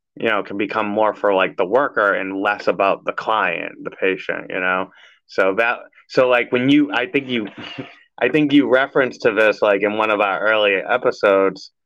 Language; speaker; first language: English; native; English